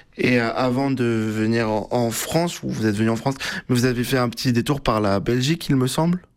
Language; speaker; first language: French; native; French